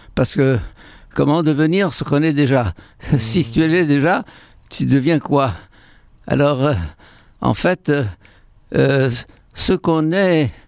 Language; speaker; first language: French; non-native, fluent; Arabic